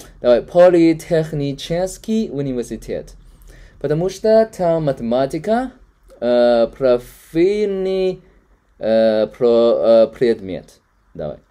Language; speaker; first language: Russian; non-native, learner; Chinese